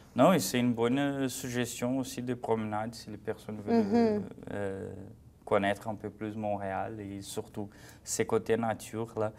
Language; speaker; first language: French; non-native, fluent; Portuguese